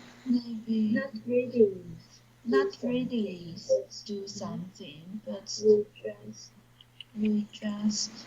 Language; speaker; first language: English; non-native, learner; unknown